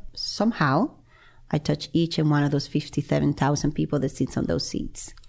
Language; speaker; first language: English; non-native, fluent; Spanish